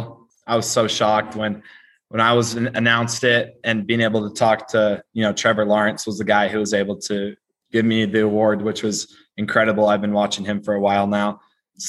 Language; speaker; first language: English; native; English